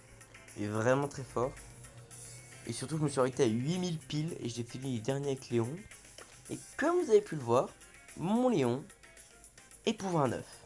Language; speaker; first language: French; native; French